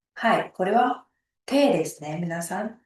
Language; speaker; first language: Japanese; non-native, fluent; Uzbek